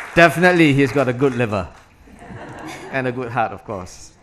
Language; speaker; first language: English; non-native, local second language; Malay